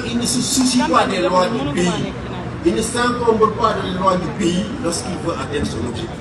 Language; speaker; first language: French; non-native, local second language; Wolof